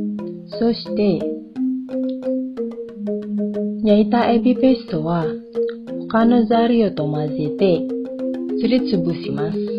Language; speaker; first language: Japanese; non-native, fluent; Indonesian